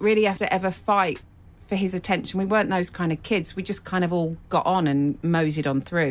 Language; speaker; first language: English; native; English